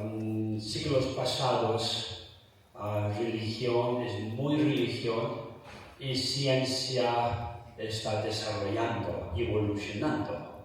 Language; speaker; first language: Spanish; non-native, fluent; Tibetan